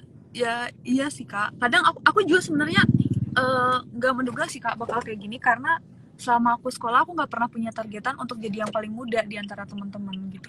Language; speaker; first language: Indonesian; native; Indonesian